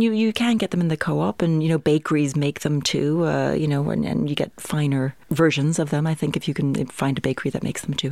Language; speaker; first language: English; native; English